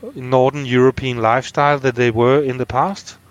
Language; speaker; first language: English; non-native, fluent; Danish